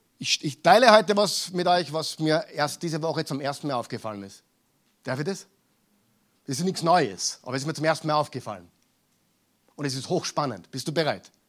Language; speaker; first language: German; non-native, fluent; English